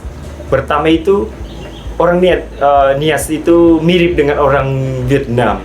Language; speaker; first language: Indonesian; non-native, fluent; Vietnamese